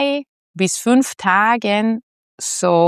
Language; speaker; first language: German; non-native, fluent; Hebrew